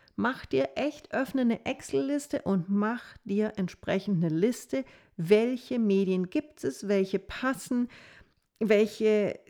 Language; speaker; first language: German; native; German